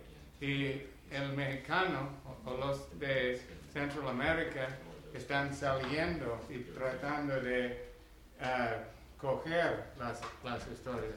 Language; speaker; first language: Spanish; non-native, learner; English